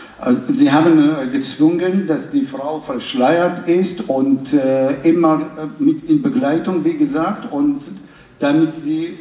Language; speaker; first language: German; non-native, fluent; Arabic